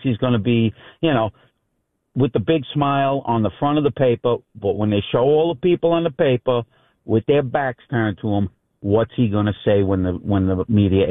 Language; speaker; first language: English; native; English